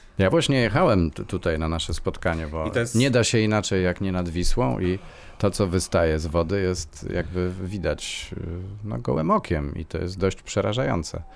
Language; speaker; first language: Polish; native; Polish